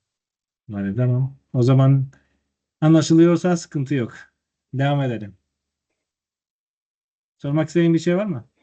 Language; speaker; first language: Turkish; non-native, fluent; Spanish